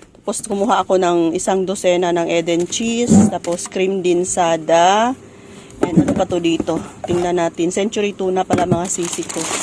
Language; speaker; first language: Filipino; non-native, local second language; Cebuano